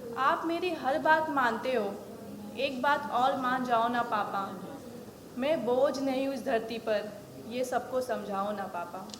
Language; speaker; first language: Hindi; native; Hindi